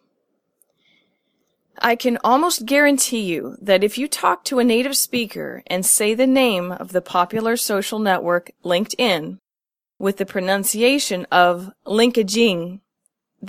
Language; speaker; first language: English; native; English